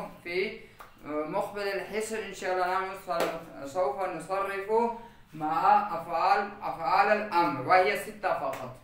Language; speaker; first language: Arabic; non-native, fluent; Urdu